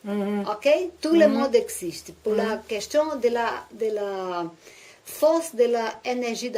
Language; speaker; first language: French; non-native, learner; Portuguese